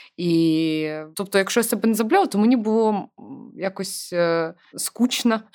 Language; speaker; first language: Ukrainian; non-native, local second language; Russian